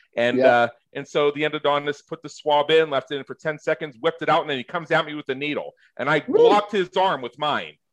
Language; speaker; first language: English; native; English